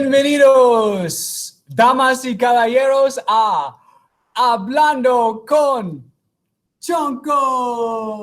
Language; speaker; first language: Spanish; non-native, fluent; English